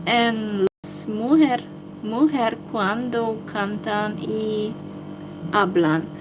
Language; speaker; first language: Spanish; non-native, learner; Hungarian